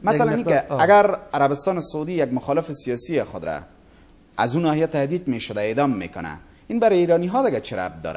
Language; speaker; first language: Persian; native; Persian